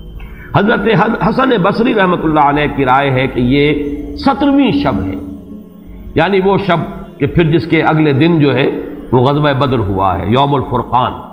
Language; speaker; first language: Urdu; native; Urdu